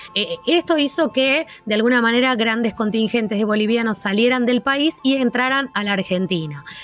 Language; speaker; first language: Spanish; native; Spanish